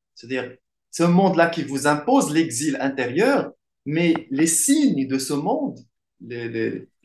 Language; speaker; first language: French; non-native, local second language; Arabic